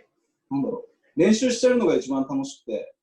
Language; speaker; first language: Japanese; native; Japanese